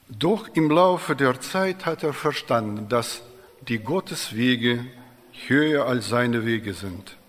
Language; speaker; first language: German; non-native, fluent; Russian